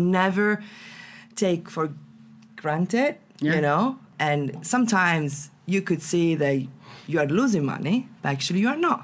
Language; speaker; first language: English; non-native, fluent; Italian